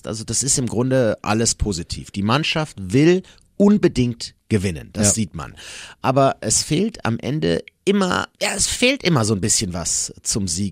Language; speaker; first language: German; native; German